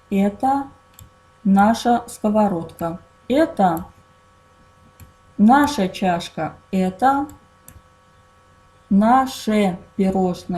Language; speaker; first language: Russian; non-native, fluent; Azerbaijani